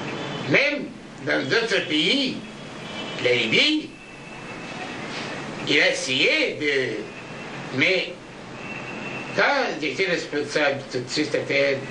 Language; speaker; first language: French; non-native, learner; Arabic